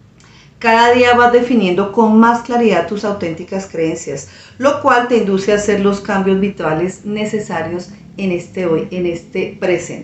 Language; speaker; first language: Spanish; native; Spanish